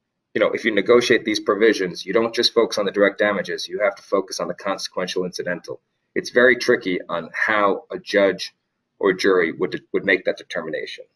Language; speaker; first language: English; native; English